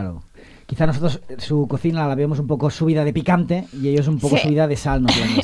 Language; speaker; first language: Spanish; non-native, local second language; Catalan